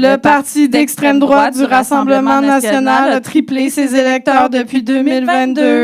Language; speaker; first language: French; native; French